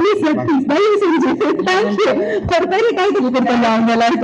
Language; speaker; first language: Tamil; native; Tamil